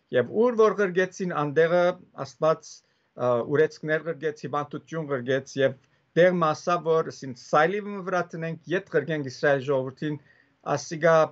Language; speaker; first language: Armenian; early bilingual, heritage; Armenian